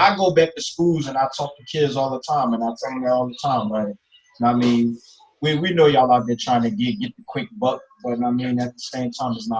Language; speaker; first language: English; native; English